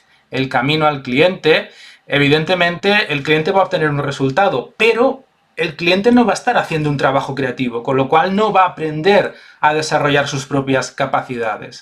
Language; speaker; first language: Spanish; native; Spanish